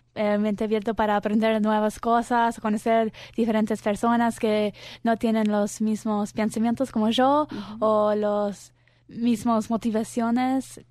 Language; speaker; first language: Spanish; early bilingual, heritage; Spanish